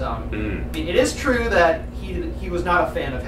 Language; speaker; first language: English; native; English